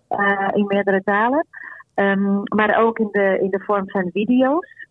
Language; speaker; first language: Dutch; non-native, fluent; Portuguese